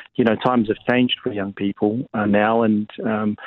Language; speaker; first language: English; native; English